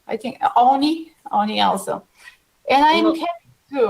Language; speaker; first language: English; non-native, fluent; Bulgarian